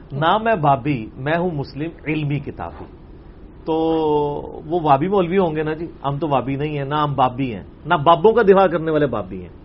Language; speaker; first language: Urdu; native; Urdu